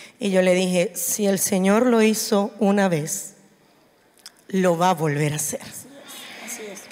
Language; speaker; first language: Spanish; native; Spanish